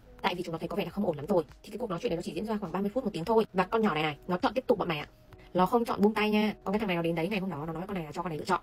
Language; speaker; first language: Vietnamese; native; Vietnamese